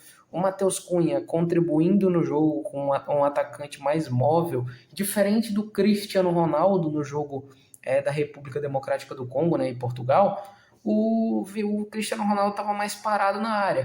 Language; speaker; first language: Portuguese; native; Portuguese